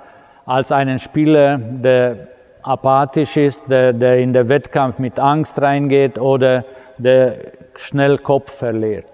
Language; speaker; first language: German; non-native, fluent; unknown